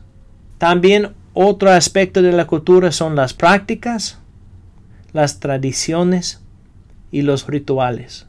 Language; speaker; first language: Spanish; non-native, fluent; English